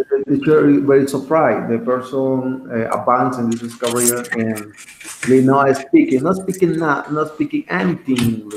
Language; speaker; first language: English; non-native, learner; Spanish